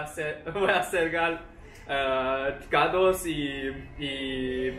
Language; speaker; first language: Spanish; non-native, learner; Chinese